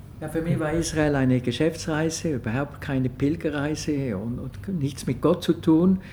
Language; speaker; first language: German; non-native, local second language; French